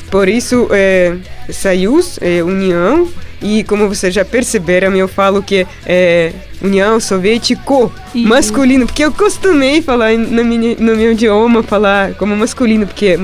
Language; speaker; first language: Portuguese; non-native, fluent; Russian